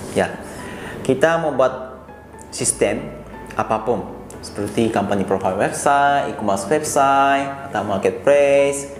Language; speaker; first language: Indonesian; non-native, fluent; Japanese